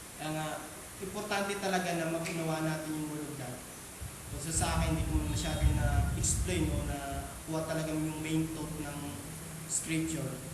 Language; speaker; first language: Filipino; non-native, local second language; Cebuano